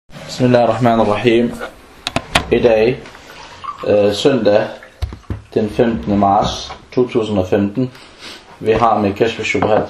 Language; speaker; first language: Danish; non-native, fluent; Arabic